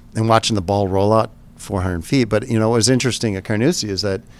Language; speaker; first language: English; native; English